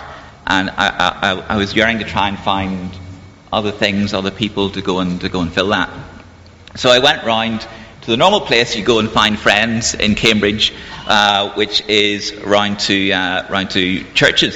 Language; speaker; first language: English; native; English